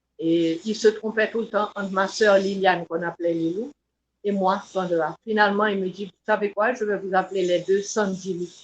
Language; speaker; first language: French; non-native, local second language; Haitian Creole